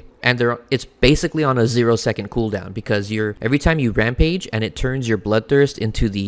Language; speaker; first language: English; native; English